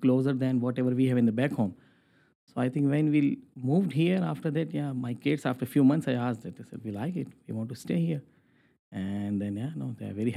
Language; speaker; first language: English; non-native, local second language; Urdu